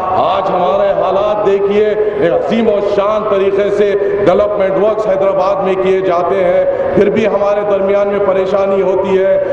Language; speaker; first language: Urdu; native; Urdu